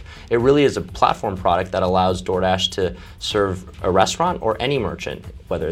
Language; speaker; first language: English; early bilingual, other home language; Chinese